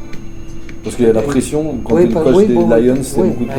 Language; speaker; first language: French; native; French